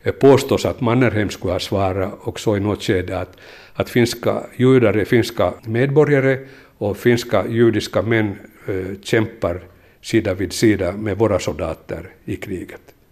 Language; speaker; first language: Swedish; native; Swedish